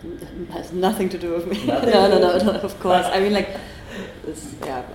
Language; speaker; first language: English; non-native, fluent; German